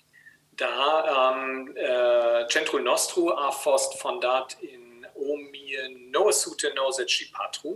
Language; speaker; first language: Romanian; non-native, learner; German